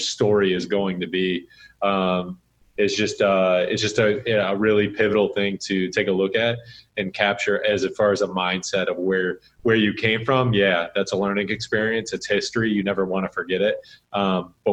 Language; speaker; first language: English; native; English